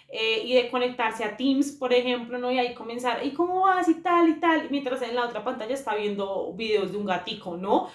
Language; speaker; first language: Spanish; native; Spanish